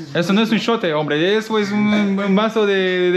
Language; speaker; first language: Spanish; non-native, learner; English